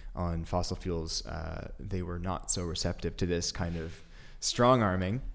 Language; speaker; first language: English; native; English